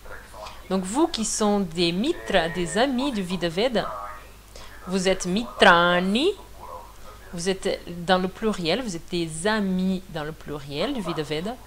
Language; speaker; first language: French; non-native, fluent; Portuguese